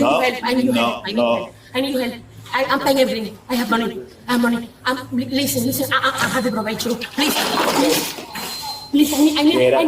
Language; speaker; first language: English; non-native, learner; Spanish